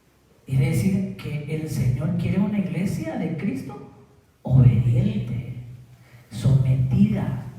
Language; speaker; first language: Spanish; native; Spanish